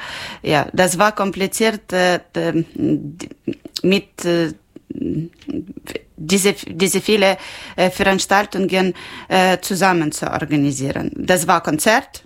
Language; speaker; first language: German; non-native, local second language; Ukrainian